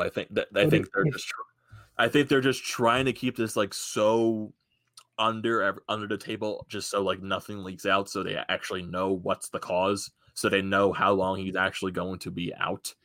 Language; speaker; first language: English; native; English